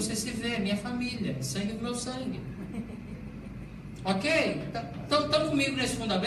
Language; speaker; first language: Portuguese; native; Portuguese